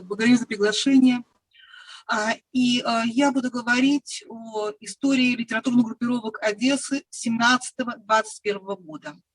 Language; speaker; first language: Russian; native; Russian